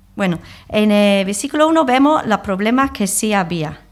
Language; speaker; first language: Spanish; non-native, fluent; English